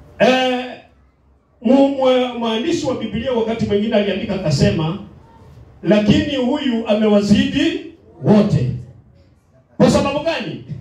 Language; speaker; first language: Swahili; non-native, local second language; Luyia